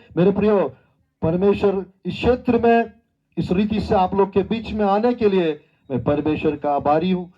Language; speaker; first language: Hindi; non-native, local second language; Telugu